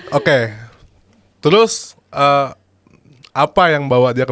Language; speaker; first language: Indonesian; native; Indonesian